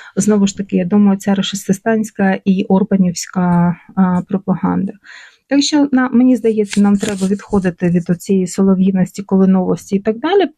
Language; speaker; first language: Ukrainian; non-native, local second language; Russian